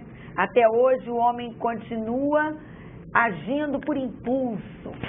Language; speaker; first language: Portuguese; native; Portuguese